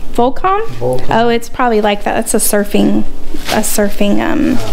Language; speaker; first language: English; native; English